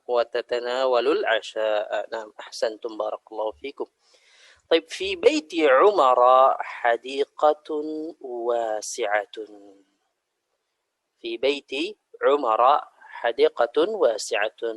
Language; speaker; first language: Arabic; non-native, fluent; Indonesian